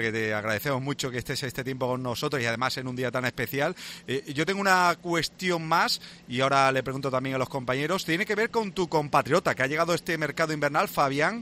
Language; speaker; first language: Spanish; native; Spanish